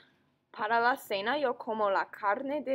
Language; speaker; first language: Spanish; non-native, learner; English